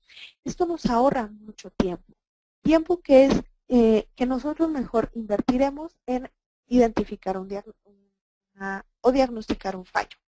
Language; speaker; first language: Spanish; native; Spanish